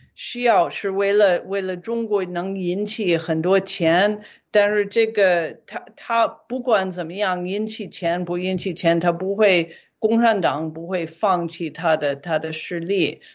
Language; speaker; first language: Chinese; non-native, fluent; English